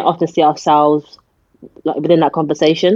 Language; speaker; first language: English; native; English